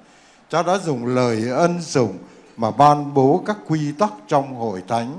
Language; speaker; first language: Vietnamese; native; Vietnamese